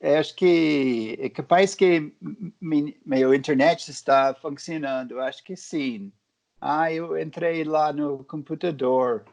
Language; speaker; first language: Portuguese; non-native, fluent; English